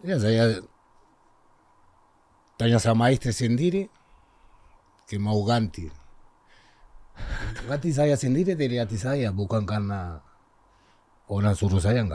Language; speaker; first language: Indonesian; non-native, learner; Spanish